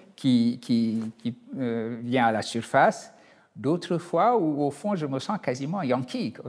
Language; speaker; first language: French; non-native, local second language; Wolof